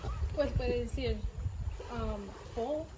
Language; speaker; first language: Spanish; non-native, learner; English